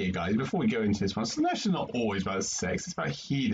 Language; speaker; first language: English; native; English